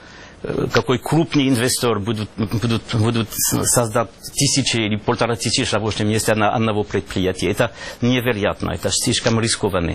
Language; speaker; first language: Russian; non-native, learner; French